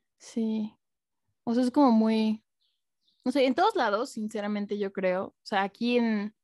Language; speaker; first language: Spanish; native; Spanish